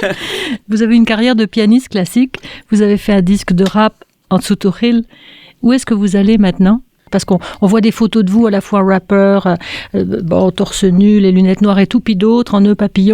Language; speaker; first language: French; native; French